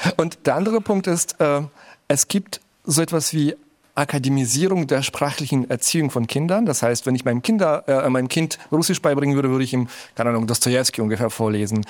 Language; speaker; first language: German; early bilingual, other home language; Russian